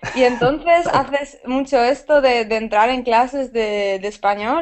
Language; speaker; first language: Spanish; native; Spanish